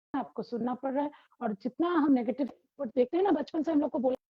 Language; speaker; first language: Hindi; non-native, local second language; Bangla